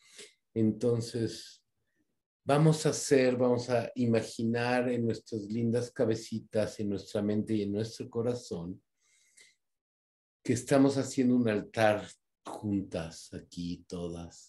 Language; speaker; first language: Spanish; native; Spanish